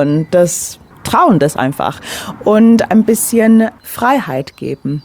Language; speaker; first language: German; non-native, fluent; English